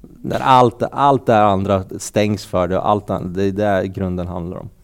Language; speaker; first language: Swedish; early bilingual, other home language; Persian